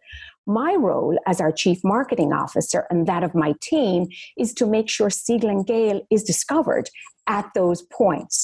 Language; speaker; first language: English; native; English